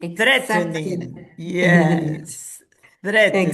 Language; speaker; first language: English; non-native, fluent; Spanish